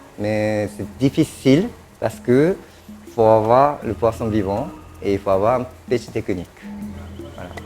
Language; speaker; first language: French; non-native, fluent; Japanese